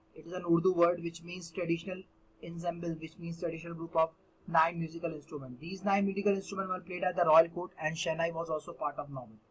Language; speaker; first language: English; non-native, local second language; Hindi